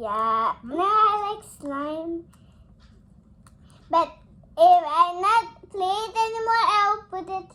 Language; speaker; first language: English; non-native, learner; Indonesian